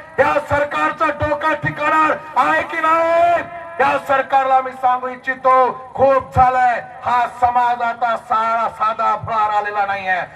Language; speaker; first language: Marathi; non-native, local second language; Lambadi